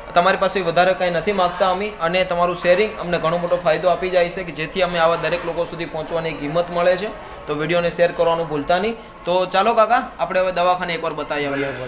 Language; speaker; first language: Gujarati; native; Gujarati